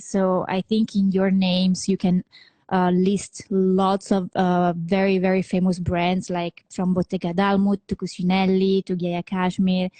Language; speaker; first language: English; non-native, fluent; Italian